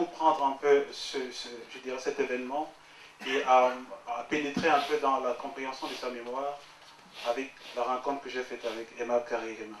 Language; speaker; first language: French; native; French